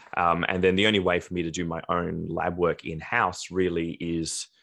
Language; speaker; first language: English; native; English